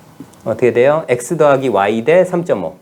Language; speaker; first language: Korean; native; Korean